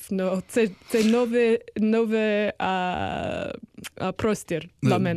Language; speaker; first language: Ukrainian; non-native, learner; English